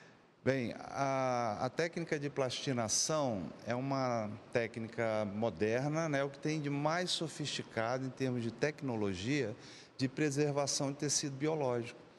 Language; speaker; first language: Portuguese; native; Portuguese